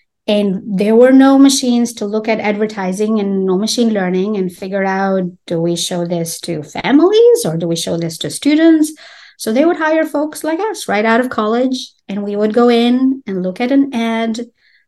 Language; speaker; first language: English; non-native, fluent; Albanian